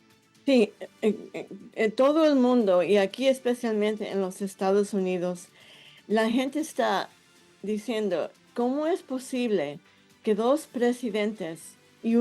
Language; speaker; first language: Spanish; non-native, fluent; English